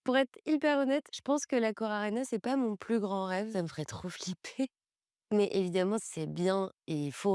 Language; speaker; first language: French; native; French